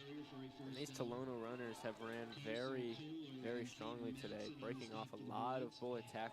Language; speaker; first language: English; native; English